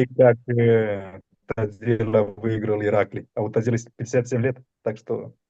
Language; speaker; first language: Russian; non-native, fluent; Romanian